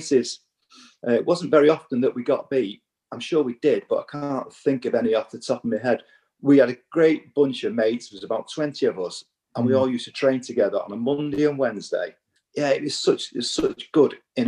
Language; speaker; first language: English; native; English